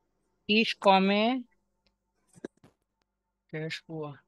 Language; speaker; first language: German; non-native, learner; Bangla